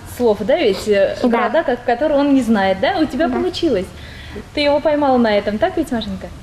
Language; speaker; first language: Russian; native; Russian